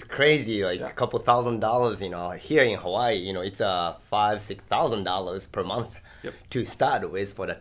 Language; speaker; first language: English; non-native, fluent; Japanese